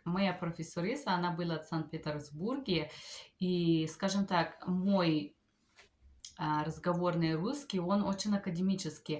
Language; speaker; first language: Russian; non-native, fluent; Bulgarian